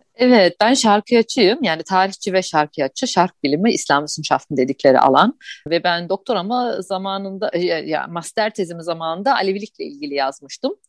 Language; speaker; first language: Turkish; early bilingual, heritage; Turkish